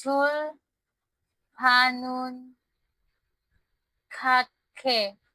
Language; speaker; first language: Korean; non-native, learner; Filipino